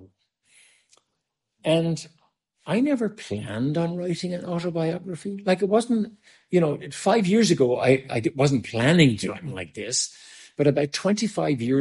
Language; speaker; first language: English; native; English